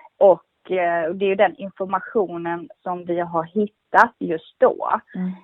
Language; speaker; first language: Swedish; early bilingual, other home language; Kurdish